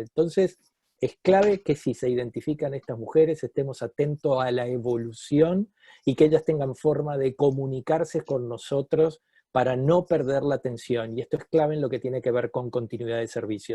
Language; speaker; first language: Spanish; native; Spanish